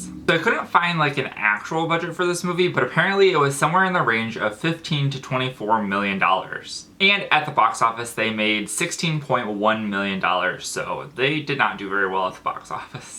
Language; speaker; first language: English; native; English